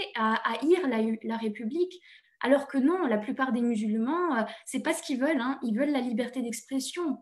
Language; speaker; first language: French; native; French